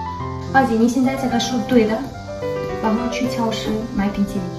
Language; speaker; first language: Chinese; non-native, learner; Ukrainian